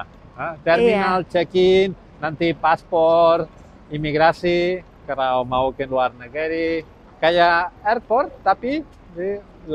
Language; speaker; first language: Indonesian; non-native, learner; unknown